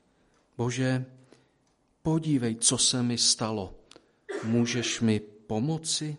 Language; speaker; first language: Czech; native; Czech